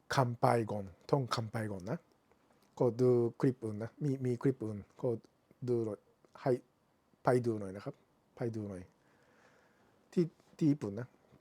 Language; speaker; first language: Thai; non-native, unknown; Japanese